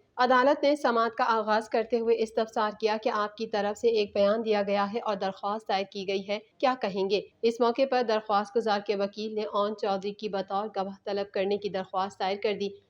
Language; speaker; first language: Urdu; native; Urdu